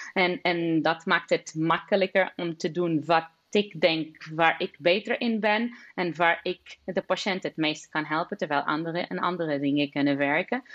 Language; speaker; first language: Dutch; non-native, fluent; Portuguese